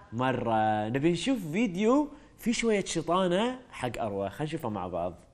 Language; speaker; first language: Arabic; native; Arabic